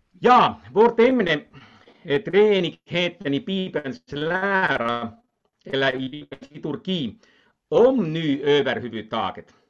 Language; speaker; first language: Swedish; non-native, local second language; Finnish